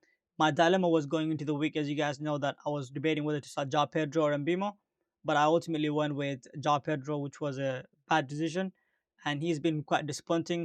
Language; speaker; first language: English; native; English